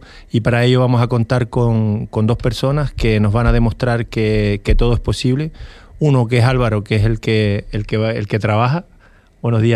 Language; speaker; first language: Spanish; native; Spanish